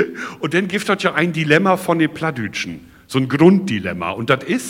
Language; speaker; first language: German; native; German